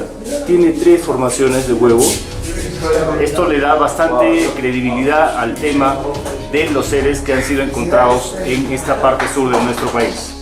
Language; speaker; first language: Spanish; native; Spanish